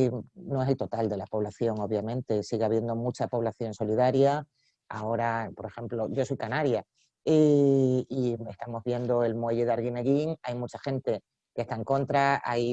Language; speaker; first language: Spanish; native; Spanish